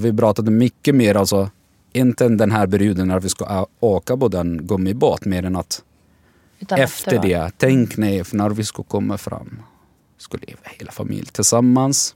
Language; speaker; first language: Swedish; non-native, fluent; Arabic